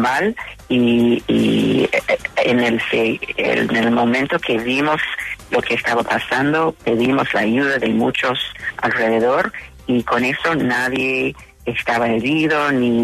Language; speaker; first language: Spanish; non-native, fluent; English